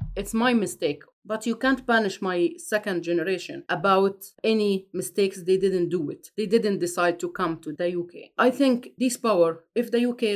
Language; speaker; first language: English; non-native, fluent; Arabic